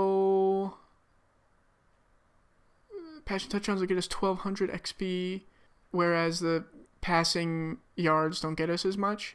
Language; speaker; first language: English; native; English